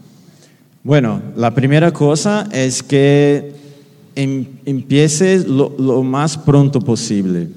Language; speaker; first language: Spanish; non-native, fluent; Portuguese